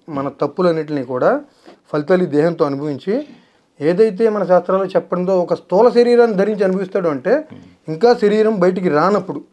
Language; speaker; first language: Telugu; native; Telugu